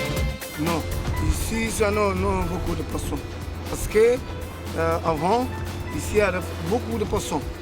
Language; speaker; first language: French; non-native, learner; Kabuverdianu